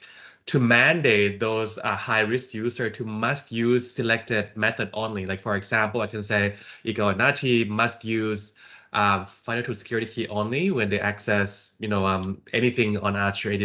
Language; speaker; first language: English; non-native, fluent; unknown